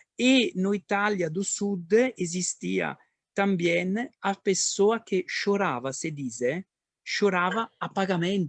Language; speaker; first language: Portuguese; non-native, learner; Italian